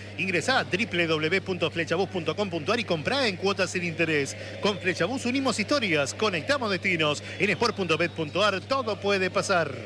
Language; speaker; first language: Spanish; native; Spanish